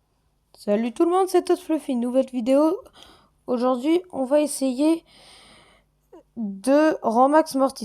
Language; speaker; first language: French; native; French